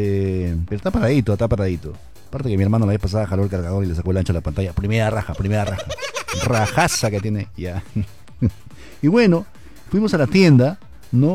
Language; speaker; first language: Spanish; native; Spanish